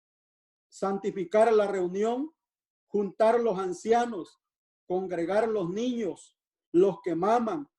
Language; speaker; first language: Spanish; native; Spanish